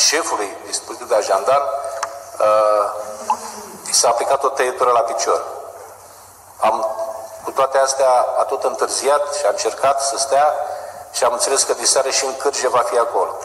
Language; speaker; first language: Romanian; native; Romanian